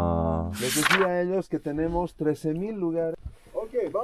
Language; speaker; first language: Spanish; native; Spanish